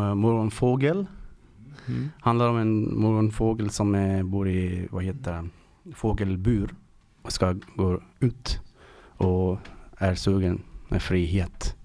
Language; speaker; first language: Swedish; non-native, fluent; Persian